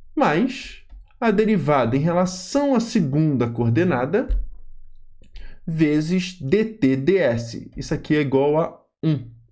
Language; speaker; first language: Portuguese; native; Portuguese